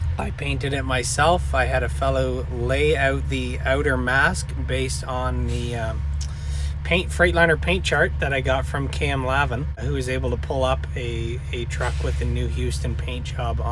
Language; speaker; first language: English; native; English